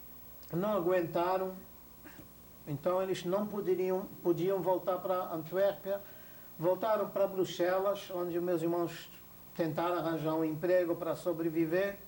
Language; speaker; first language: Portuguese; non-native, fluent; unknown